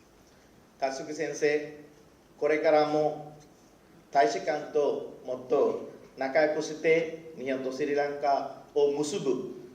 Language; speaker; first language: Japanese; non-native, fluent; Sinhala